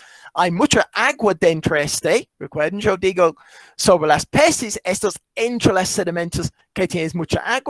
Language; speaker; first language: Spanish; non-native, fluent; English